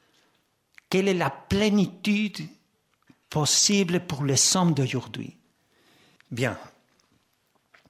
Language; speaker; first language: French; non-native, fluent; Spanish